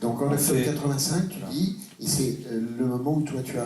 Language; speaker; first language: French; native; French